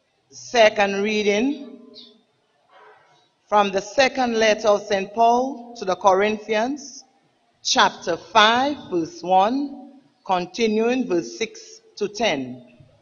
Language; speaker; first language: English; non-native, local second language; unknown